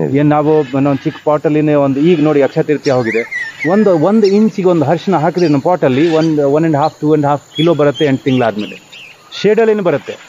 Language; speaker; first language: Kannada; non-native, fluent; Hindi